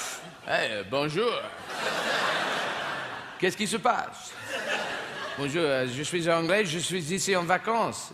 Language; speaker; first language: French; non-native, learner; English